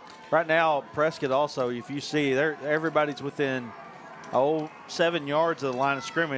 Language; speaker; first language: English; native; English